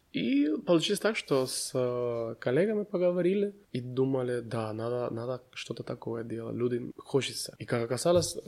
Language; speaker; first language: Russian; non-native, fluent; Spanish